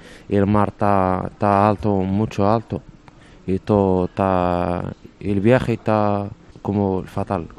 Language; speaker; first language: Spanish; non-native, learner; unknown